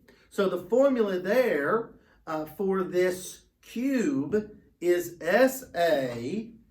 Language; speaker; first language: English; native; English